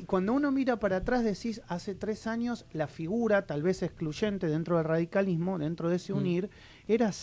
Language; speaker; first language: Spanish; native; Spanish